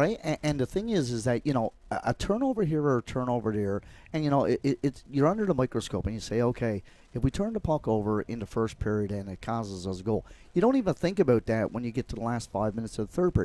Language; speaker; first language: English; native; English